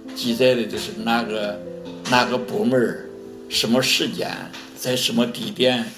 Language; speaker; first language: Chinese; native; Chinese